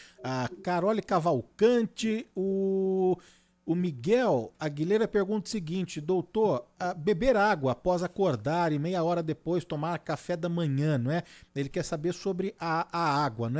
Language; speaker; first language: Portuguese; native; Portuguese